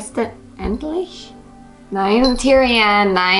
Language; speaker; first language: German; non-native, learner; Korean